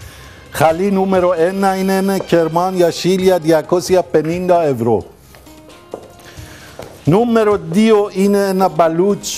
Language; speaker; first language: Greek; non-native, learner; Persian